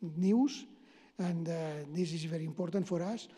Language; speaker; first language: English; non-native, learner; Catalan